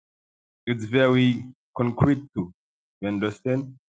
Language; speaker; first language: English; non-native, local second language; Haitian Creole